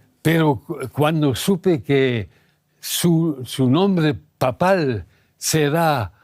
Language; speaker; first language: Spanish; non-native, fluent; German